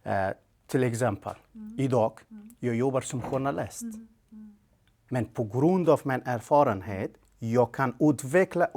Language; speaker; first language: Swedish; non-native, learner; Persian